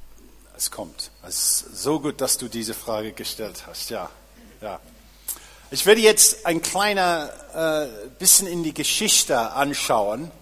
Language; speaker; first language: German; non-native, fluent; English